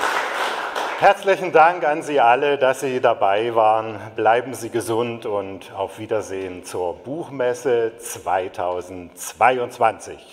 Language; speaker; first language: German; native; German